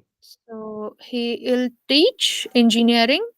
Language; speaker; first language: English; non-native, learner; Urdu